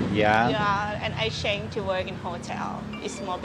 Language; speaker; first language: English; non-native, learner; Thai